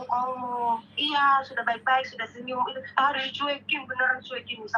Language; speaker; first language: Indonesian; native; Indonesian